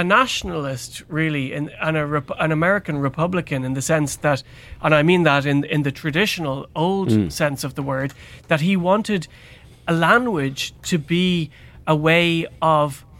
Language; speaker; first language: English; native; English